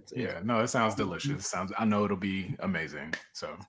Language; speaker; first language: English; native; English